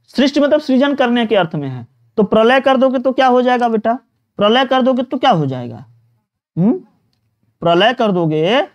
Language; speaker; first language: Hindi; native; Hindi